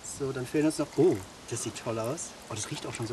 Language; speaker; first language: German; native; German